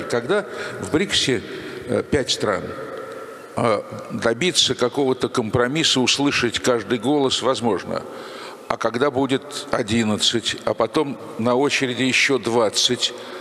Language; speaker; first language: Russian; native; Russian